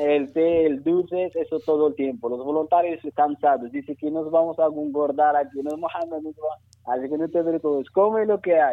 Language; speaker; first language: Spanish; non-native, learner; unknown